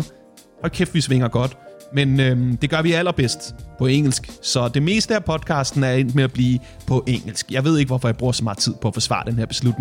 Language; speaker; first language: Danish; native; Danish